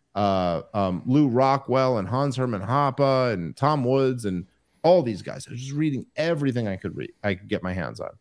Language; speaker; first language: English; native; English